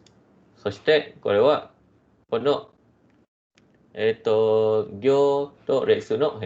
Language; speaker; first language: Japanese; non-native, fluent; Malay